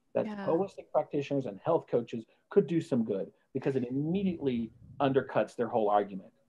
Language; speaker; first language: English; native; English